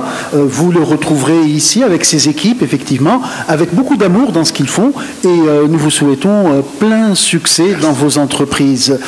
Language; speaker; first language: French; non-native, local second language; Arabic